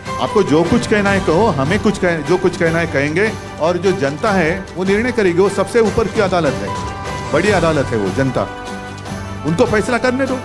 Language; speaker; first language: Hindi; non-native, local second language; Marathi